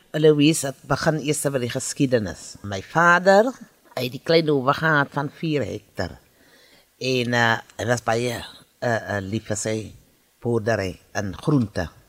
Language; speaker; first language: Afrikaans; native; Afrikaans